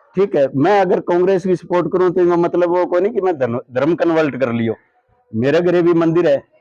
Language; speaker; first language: Hindi; native; Hindi